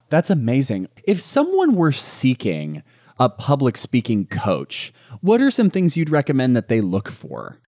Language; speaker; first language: English; native; English